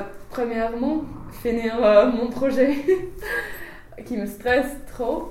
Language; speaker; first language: French; non-native, learner; English